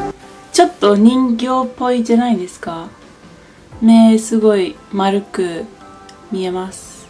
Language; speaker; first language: Japanese; non-native, fluent; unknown